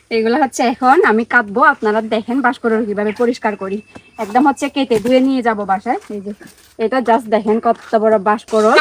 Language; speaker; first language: Bangla; non-native, local second language; Chakma